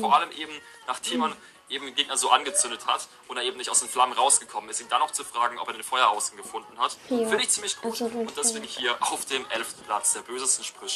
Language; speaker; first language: German; native; German